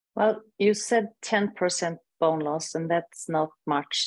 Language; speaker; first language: English; non-native, fluent; Norwegian